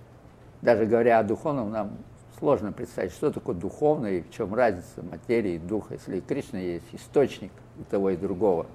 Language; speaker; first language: Russian; native; Russian